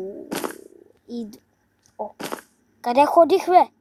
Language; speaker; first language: Bulgarian; non-native, local second language; Turkish